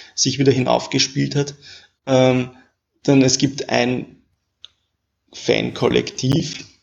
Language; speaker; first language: German; native; German